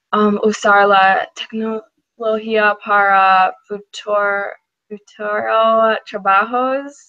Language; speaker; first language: Spanish; non-native, learner; English